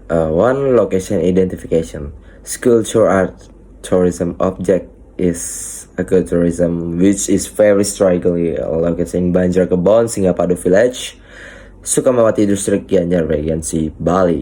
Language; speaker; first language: English; non-native, learner; Indonesian